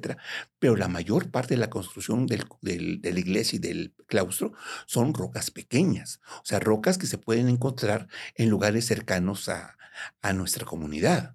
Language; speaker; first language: Spanish; native; Spanish